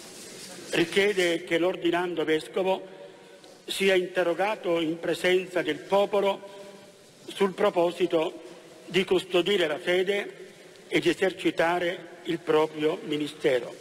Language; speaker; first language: Italian; native; Italian